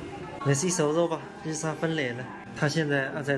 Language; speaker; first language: Chinese; non-native, local second language; Wu Chinese